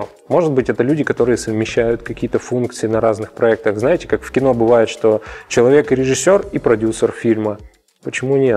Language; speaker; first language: Russian; native; Russian